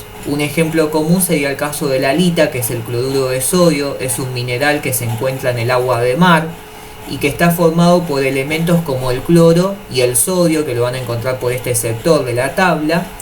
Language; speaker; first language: Spanish; native; Spanish